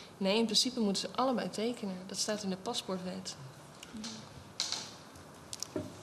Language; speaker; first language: Dutch; native; Dutch